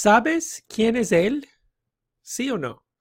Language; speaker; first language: Spanish; non-native, fluent; English